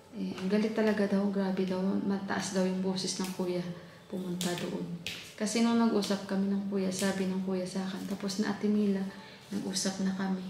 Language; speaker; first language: Filipino; non-native, local second language; Hiligaynon